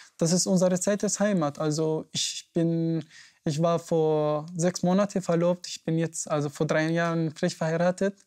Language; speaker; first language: German; non-native, learner; Arabic